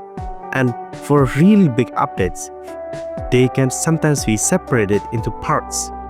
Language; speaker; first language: English; non-native, fluent; Indonesian